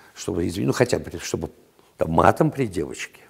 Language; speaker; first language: Russian; native; Russian